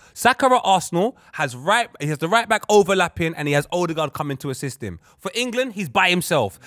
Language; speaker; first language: English; native; English